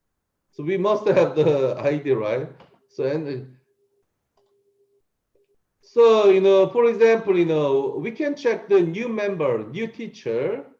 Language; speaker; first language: English; non-native, learner; Korean